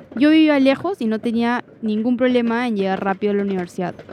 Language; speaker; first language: Spanish; native; Spanish